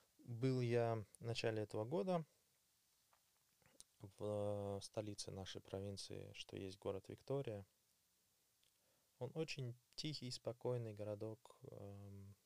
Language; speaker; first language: Russian; native; Russian